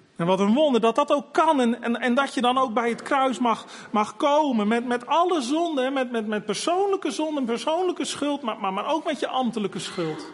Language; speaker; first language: Dutch; native; Dutch